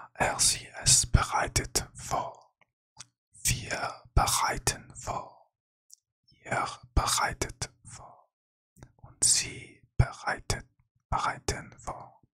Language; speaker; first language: German; non-native, learner; English